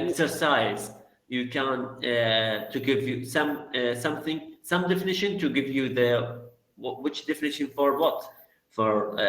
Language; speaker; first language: English; non-native, learner; Arabic